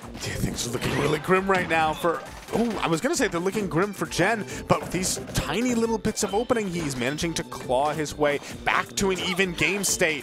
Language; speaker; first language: English; native; English